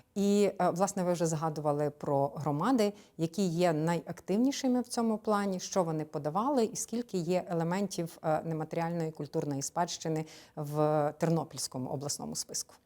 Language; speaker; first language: Ukrainian; native; Ukrainian